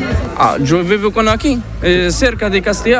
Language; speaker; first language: Spanish; non-native, learner; Arabic